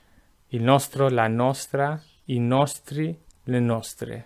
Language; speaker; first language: Italian; non-native, fluent; English